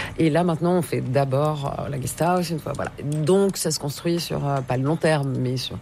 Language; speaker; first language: French; native; French